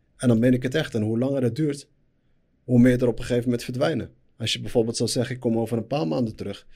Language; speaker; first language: Dutch; early bilingual, other home language; Arabic